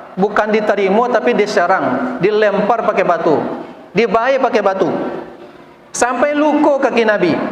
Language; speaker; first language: Malay; non-native, local second language; Minangkabau